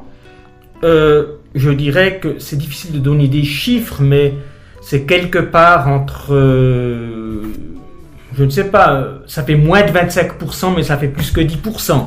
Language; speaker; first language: French; native; French